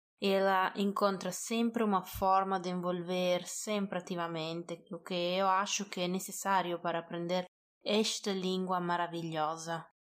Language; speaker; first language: Portuguese; non-native, learner; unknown